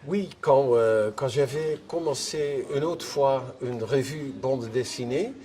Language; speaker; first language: French; non-native, fluent; Dutch